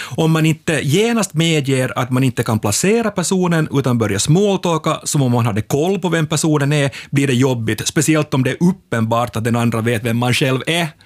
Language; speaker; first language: Swedish; native; Swedish